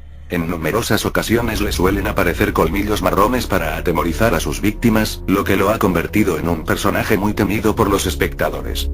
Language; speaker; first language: Spanish; native; Spanish